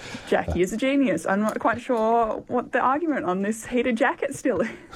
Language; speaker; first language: English; native; English